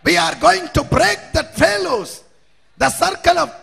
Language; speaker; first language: English; non-native, local second language; Kannada